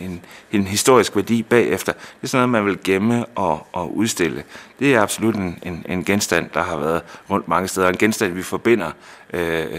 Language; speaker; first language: Danish; native; Danish